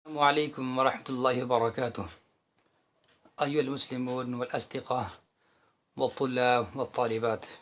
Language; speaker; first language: Arabic; non-native, fluent; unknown